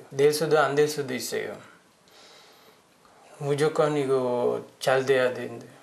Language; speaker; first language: Korean; non-native, learner; Sinhala